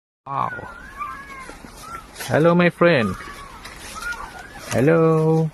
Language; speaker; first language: English; non-native, learner; Bangla